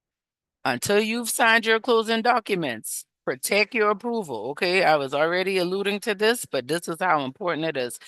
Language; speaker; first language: English; native; English